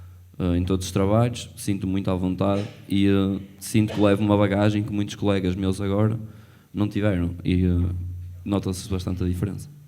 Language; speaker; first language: Portuguese; native; Portuguese